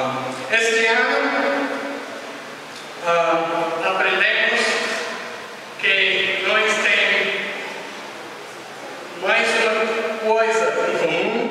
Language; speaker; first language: Portuguese; non-native, learner; English